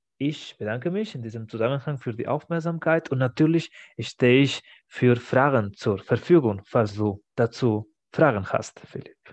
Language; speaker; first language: German; non-native, fluent; Spanish